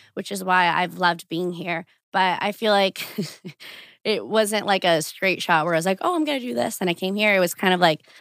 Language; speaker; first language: English; early bilingual, other home language; Portuguese